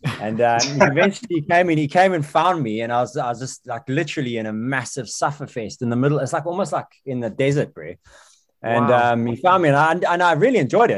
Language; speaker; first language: English; native; English